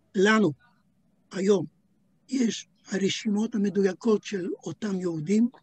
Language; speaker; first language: Hebrew; native; Hebrew